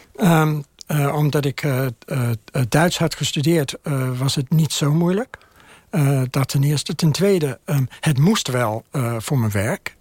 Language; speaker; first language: Dutch; non-native, fluent; English